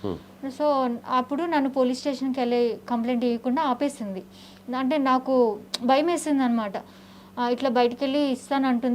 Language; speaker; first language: Telugu; native; Telugu